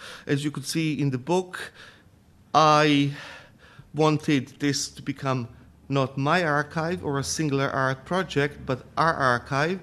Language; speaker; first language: English; non-native, fluent; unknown